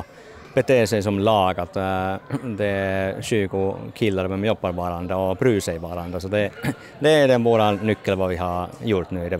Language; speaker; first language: Swedish; non-native, fluent; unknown